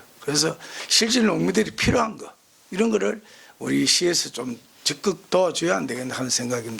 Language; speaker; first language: Korean; native; Korean